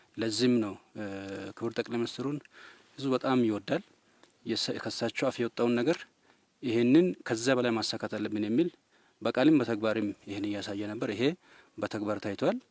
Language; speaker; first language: Amharic; non-native, local second language; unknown